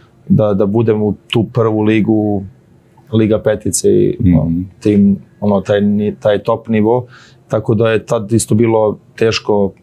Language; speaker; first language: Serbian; early bilingual, heritage; Serbian